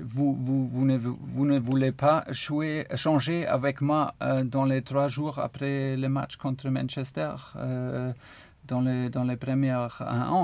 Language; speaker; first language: French; non-native, learner; German